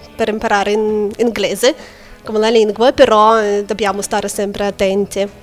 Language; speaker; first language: Italian; non-native, learner; Lithuanian